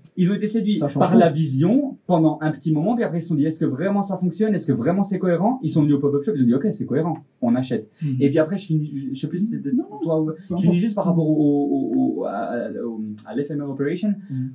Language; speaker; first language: French; native; French